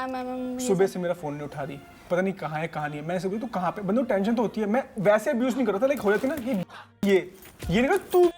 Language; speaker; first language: Hindi; native; Hindi